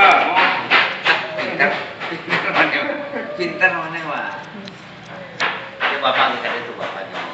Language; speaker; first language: Indonesian; non-native, local second language; Sundanese